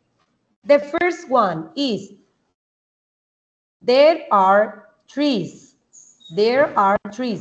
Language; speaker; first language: English; non-native, fluent; Spanish